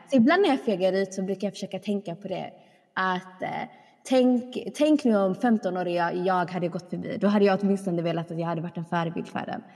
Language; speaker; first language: Swedish; early bilingual, other home language; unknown